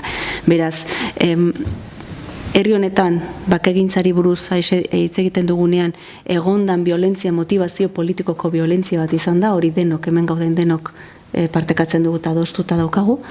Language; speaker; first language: Basque; native; Basque